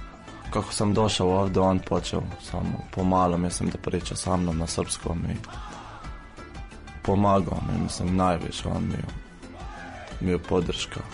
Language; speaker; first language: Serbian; non-native, fluent; Arabic